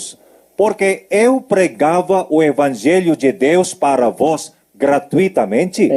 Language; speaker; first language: Portuguese; native; Portuguese